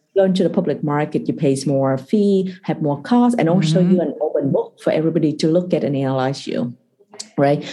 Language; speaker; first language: English; non-native, fluent; Vietnamese